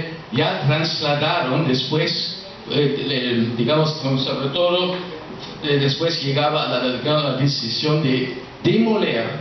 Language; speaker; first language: Spanish; non-native, fluent; German